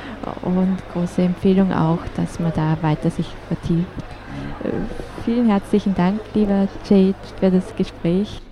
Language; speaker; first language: German; native; German